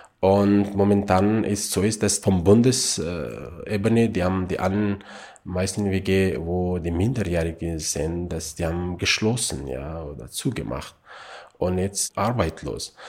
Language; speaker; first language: German; non-native, learner; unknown